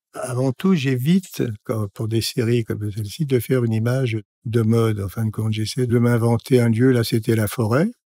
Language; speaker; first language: French; native; French